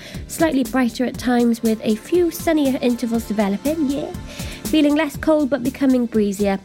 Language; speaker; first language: English; native; English